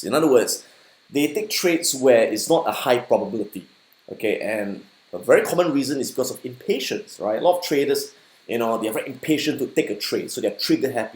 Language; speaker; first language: English; native; English